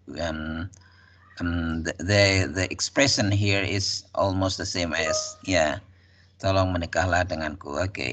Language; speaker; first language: English; non-native, fluent; Indonesian